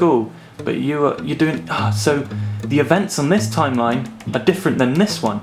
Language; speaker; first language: English; native; English